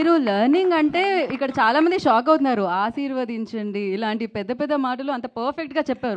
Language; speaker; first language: Telugu; native; Telugu